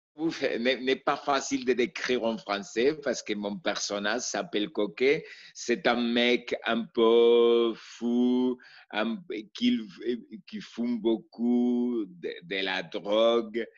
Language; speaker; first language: French; non-native, learner; Spanish